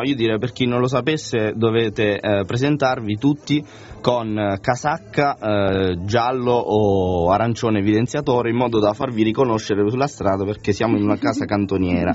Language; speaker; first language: Italian; native; Italian